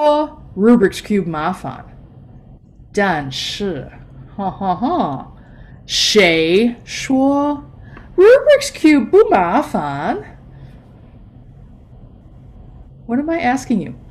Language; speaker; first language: Chinese; non-native, fluent; English